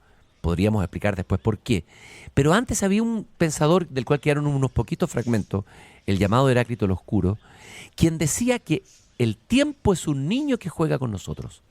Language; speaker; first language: Spanish; native; Spanish